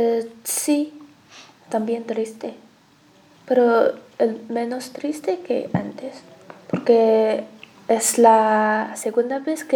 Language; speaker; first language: Spanish; non-native, learner; Chinese